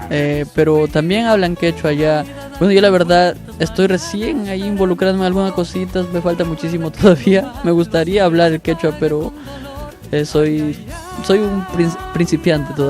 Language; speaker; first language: Spanish; native; Spanish